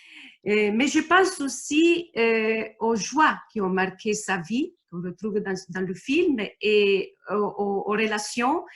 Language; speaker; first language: French; non-native, fluent; Italian